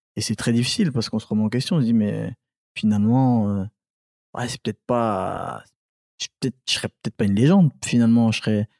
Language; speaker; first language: French; early bilingual, other home language; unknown